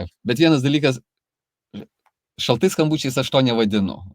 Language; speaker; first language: Lithuanian; native; Lithuanian